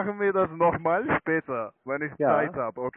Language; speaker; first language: German; non-native, learner; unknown